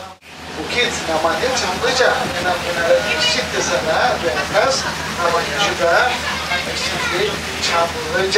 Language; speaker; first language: Indonesian; non-native, learner; Turkish